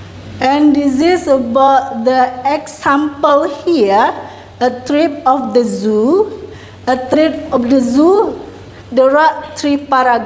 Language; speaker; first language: English; non-native, learner; Indonesian